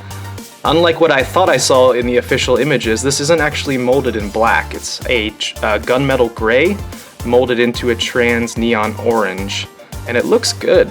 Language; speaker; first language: English; native; English